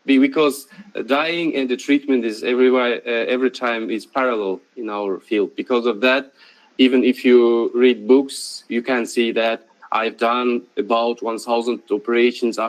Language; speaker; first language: English; non-native, fluent; Russian